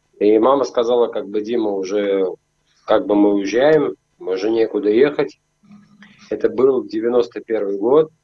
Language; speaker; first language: Russian; native; Russian